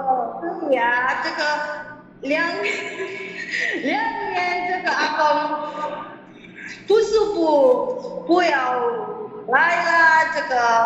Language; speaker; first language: Chinese; non-native, learner; Indonesian